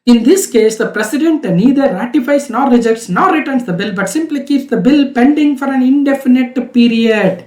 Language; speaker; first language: English; non-native, local second language; Kannada